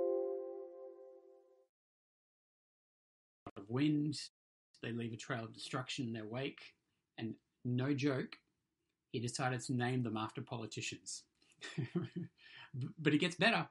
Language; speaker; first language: English; native; English